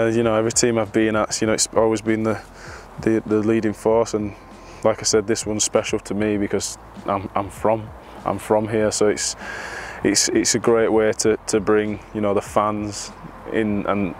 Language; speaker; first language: English; native; English